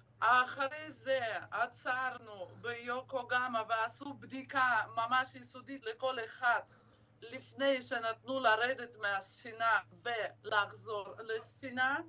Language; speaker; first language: Hebrew; non-native, fluent; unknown